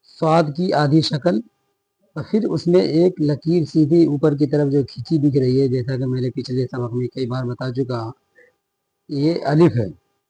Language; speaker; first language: Urdu; native; Urdu